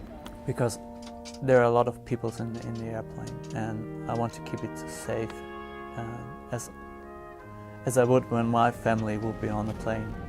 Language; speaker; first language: English; non-native, fluent; German